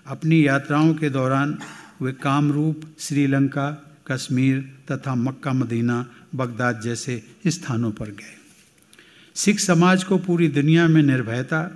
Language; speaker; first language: Hindi; native; Hindi